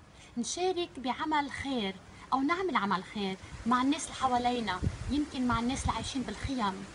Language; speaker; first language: Arabic; native; Arabic